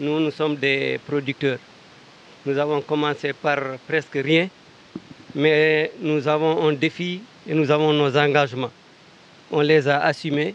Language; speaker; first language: French; non-native, local second language; Fula